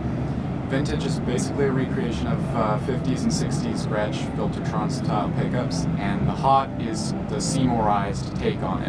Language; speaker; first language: English; native; English